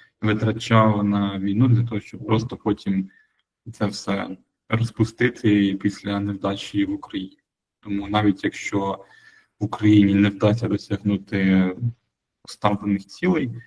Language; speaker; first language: Ukrainian; native; Ukrainian